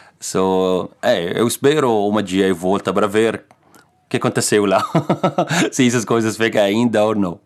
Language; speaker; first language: Portuguese; non-native, learner; Arabic